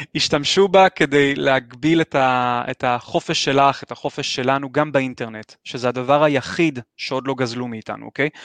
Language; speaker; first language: Hebrew; native; Hebrew